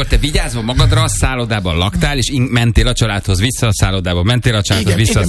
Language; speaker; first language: Hungarian; native; Hungarian